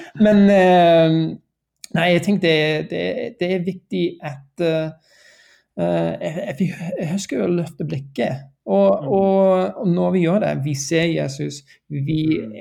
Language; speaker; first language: Norwegian; non-native, learner; English